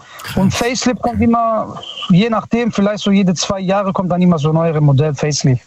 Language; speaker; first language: German; early bilingual, other home language; Italian